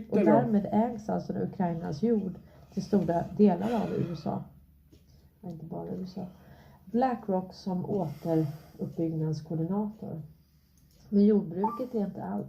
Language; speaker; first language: Swedish; native; Swedish